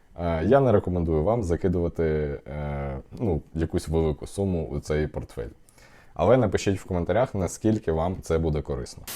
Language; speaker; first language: Ukrainian; non-native, local second language; Russian